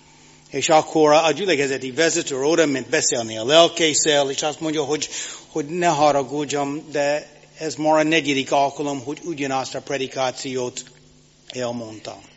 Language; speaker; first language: Hungarian; non-native, fluent; English